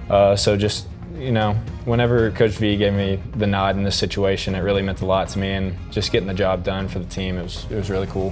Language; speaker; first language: English; native; English